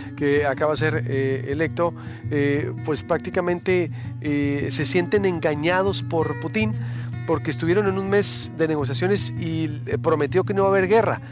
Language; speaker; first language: Spanish; non-native, fluent; Ukrainian